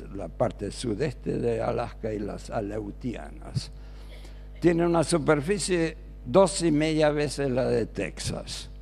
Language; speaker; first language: Spanish; early bilingual, other home language; German